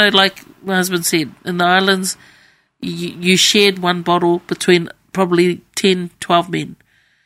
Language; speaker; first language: English; native; English